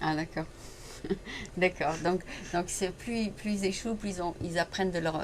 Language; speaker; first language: French; native; French